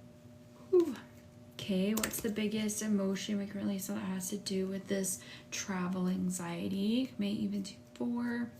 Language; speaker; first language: English; native; English